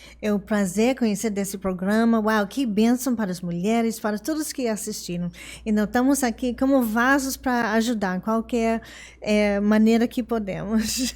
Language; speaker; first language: Portuguese; non-native, fluent; English